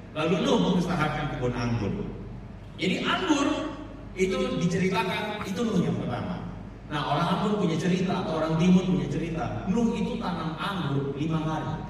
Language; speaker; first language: Indonesian; native; Indonesian